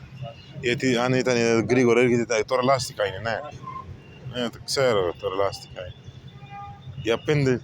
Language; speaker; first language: Greek; non-native, learner; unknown